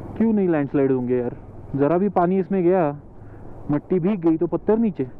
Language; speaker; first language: Hindi; non-native, local second language; Marathi